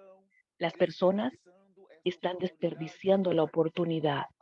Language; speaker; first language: Spanish; non-native, fluent; Portuguese